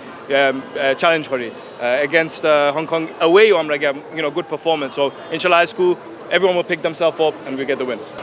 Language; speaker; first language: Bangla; early bilingual, heritage; Sylheti